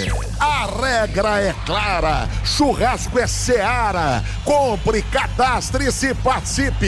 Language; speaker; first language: Portuguese; native; Portuguese